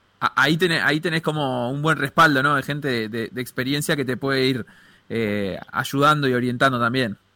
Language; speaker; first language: Spanish; native; Spanish